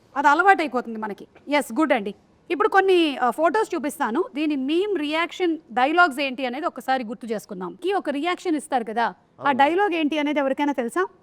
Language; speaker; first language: Telugu; non-native, local second language; Malayalam